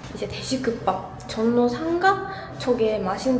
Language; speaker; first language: Korean; non-native, fluent; Japanese